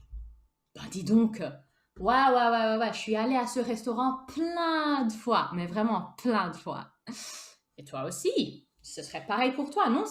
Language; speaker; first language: French; native; French